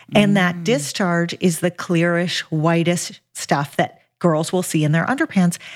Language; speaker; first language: English; native; English